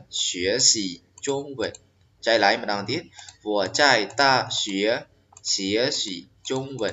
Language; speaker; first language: Chinese; non-native, fluent; Khmer